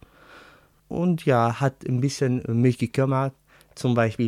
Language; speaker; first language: German; non-native, learner; Arabic